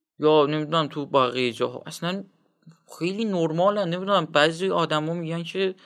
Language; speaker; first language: Persian; non-native, local second language; Azerbaijani